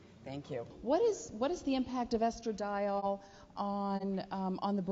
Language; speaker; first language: English; native; English